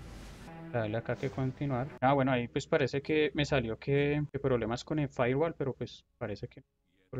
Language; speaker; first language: Spanish; native; Spanish